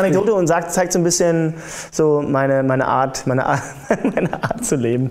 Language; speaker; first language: German; native; German